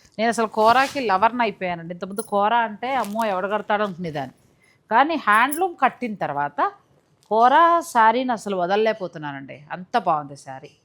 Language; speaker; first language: Telugu; native; Telugu